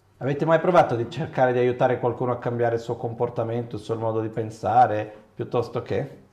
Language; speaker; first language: Italian; non-native, fluent; Portuguese